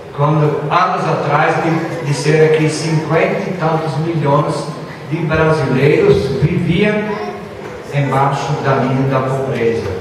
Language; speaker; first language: Portuguese; non-native, fluent; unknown